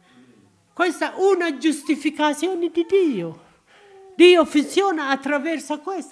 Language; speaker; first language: Italian; non-native, learner; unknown